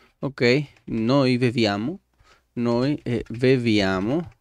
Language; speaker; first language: Italian; non-native, learner; Spanish